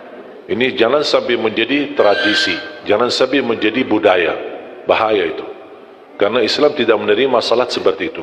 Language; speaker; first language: Indonesian; non-native, fluent; Arabic